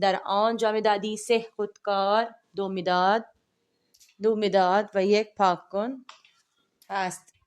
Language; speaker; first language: Persian; non-native, fluent; Urdu